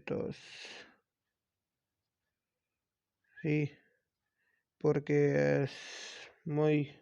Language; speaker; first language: Spanish; non-native, learner; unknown